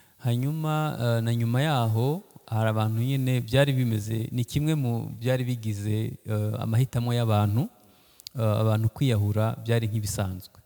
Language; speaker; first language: Kinyarwanda; early bilingual, heritage; Kinyarwanda